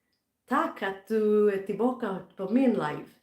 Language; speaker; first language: Swedish; non-native, fluent; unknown